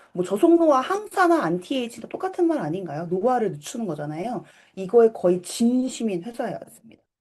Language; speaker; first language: Korean; native; Korean